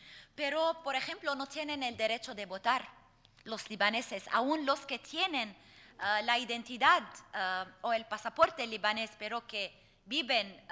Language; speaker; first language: Spanish; non-native, fluent; Arabic